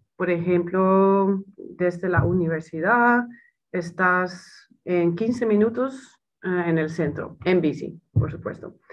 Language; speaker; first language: Spanish; non-native, fluent; Dutch